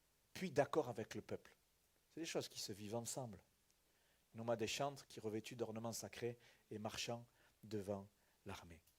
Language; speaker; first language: French; native; French